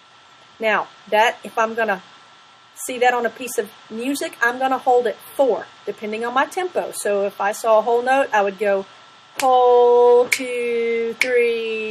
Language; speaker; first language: English; native; English